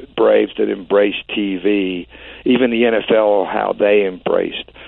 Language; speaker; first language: English; native; English